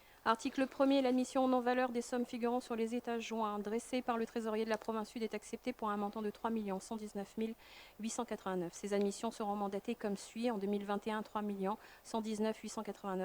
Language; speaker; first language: French; native; French